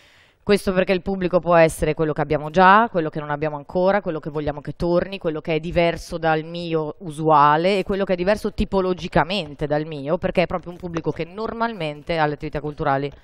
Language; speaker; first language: Italian; native; Italian